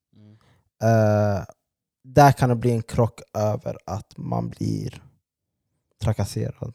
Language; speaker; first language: Swedish; native; Swedish